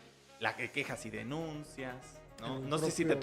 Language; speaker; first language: Spanish; native; Spanish